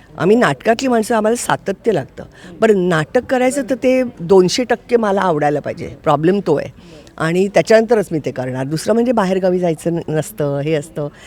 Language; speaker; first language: Marathi; native; Marathi